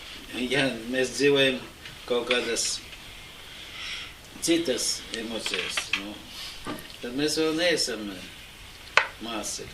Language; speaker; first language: Latvian; non-native, local second language; Russian